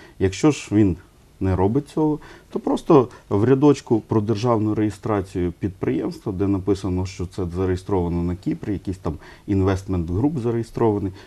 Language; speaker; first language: Ukrainian; non-native, local second language; Russian